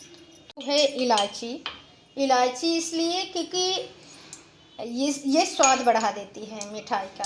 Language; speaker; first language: Hindi; native; Hindi